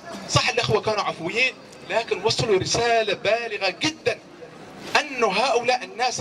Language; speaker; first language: Arabic; native; Arabic